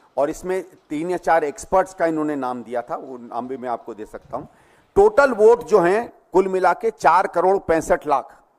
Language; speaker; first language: Hindi; native; Hindi